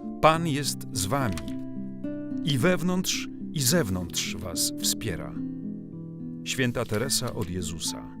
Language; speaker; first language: Polish; native; Polish